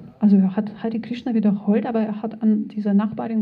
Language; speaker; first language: German; non-native, fluent; Russian